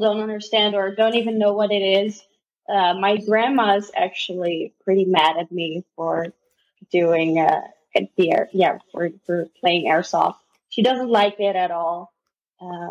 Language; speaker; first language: English; non-native, fluent; Dutch